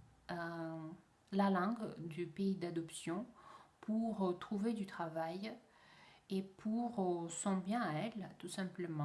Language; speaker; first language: French; non-native, fluent; Russian